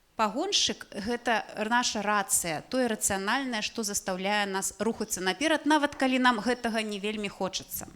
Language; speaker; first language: Belarusian; non-native, local second language; Russian